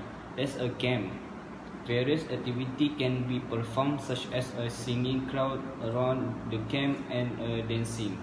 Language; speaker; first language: English; non-native, learner; Malay